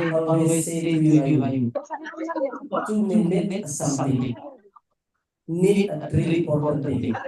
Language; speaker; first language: English; non-native, fluent; Indonesian